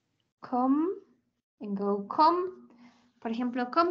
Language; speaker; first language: English; non-native, learner; Spanish